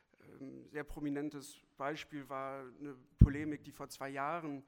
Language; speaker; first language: German; native; German